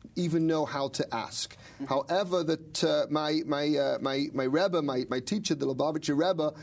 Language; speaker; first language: English; native; English